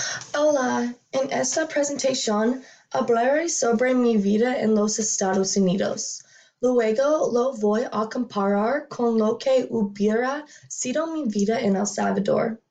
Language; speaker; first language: Spanish; non-native, learner; English